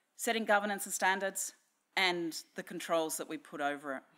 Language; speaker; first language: English; native; English